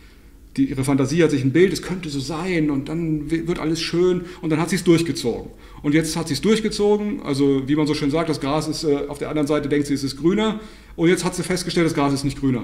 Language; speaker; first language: German; native; German